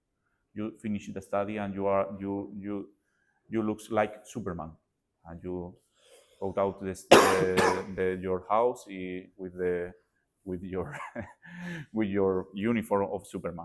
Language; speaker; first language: English; non-native, learner; Spanish